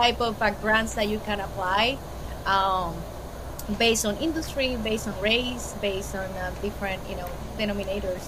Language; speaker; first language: English; non-native, fluent; Spanish